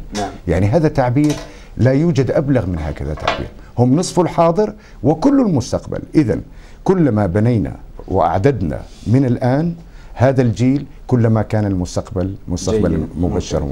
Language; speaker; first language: Arabic; native; Arabic